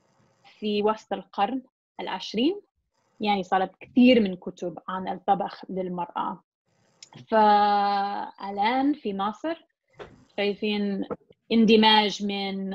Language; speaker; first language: Arabic; non-native, fluent; English